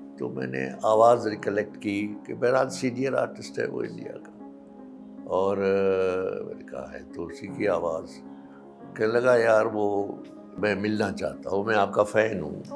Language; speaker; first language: Urdu; non-native, local second language; Sindhi